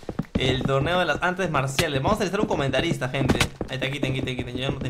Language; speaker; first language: Spanish; native; Spanish